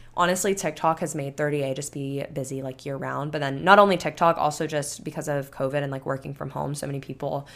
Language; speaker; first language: English; native; English